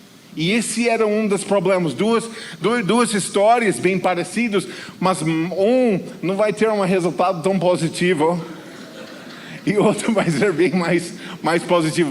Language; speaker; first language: Portuguese; non-native, fluent; English